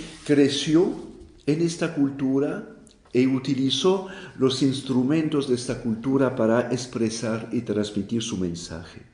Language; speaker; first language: Spanish; non-native, fluent; French